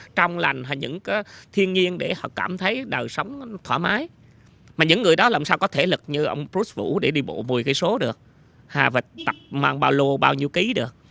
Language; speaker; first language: Vietnamese; native; Vietnamese